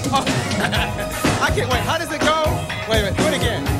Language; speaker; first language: English; native; English